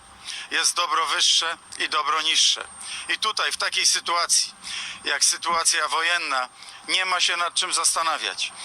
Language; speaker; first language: Polish; native; Polish